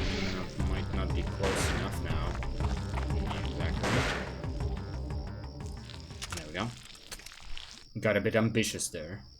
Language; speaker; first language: English; non-native, fluent; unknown